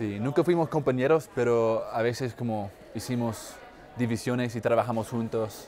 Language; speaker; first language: Spanish; non-native, fluent; English